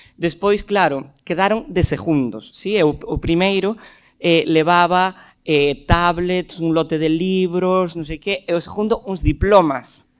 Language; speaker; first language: Galician; native; Galician